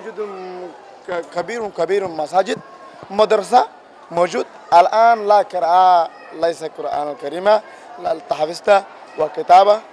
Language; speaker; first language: Arabic; non-native, learner; Rohingya